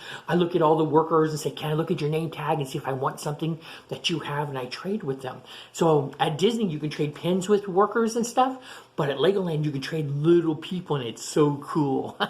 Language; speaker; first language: English; native; English